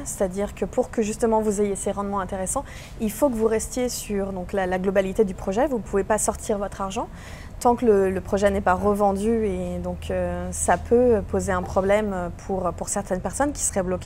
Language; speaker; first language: French; native; French